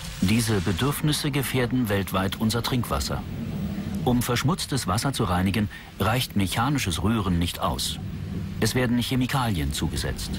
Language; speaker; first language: German; native; German